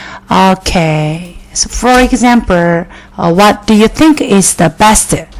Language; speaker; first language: English; non-native, fluent; Korean